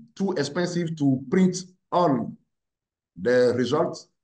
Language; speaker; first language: English; non-native, learner; Ewe